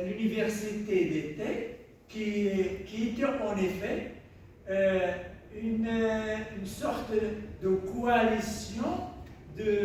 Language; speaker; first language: French; non-native, local second language; Tachelhit